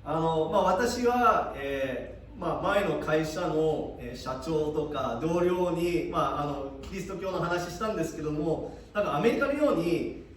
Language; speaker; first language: Japanese; early bilingual, heritage; Japanese